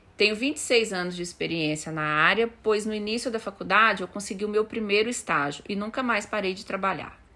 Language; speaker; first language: Portuguese; native; Portuguese